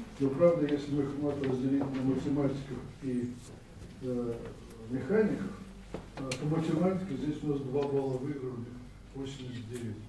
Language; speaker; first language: Russian; native; Russian